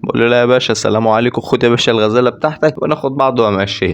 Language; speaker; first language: Arabic; native; Arabic